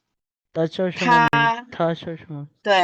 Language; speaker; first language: Chinese; non-native, learner; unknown